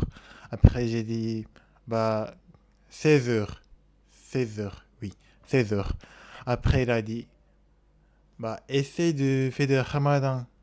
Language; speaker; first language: French; non-native, learner; Japanese